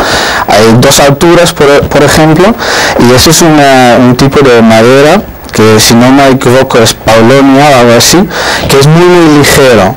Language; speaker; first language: Spanish; non-native, fluent; Dutch